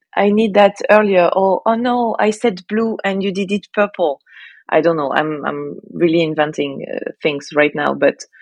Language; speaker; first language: English; non-native, fluent; French